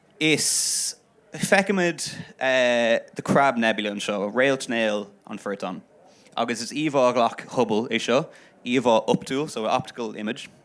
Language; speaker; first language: Irish; non-native, local second language; English